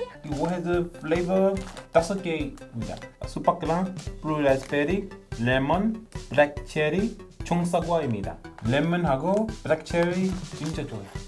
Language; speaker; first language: Korean; non-native, learner; English